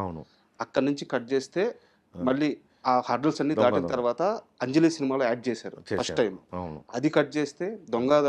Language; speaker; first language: Telugu; native; Telugu